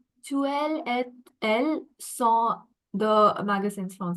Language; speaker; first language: French; non-native, learner; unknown